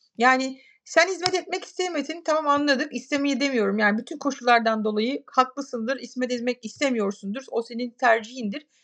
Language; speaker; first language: Turkish; native; Turkish